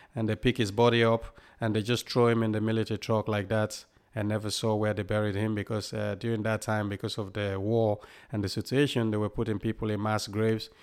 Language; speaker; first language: English; non-native, local second language; Krio